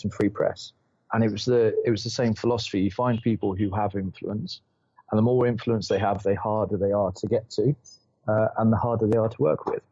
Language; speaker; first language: English; native; English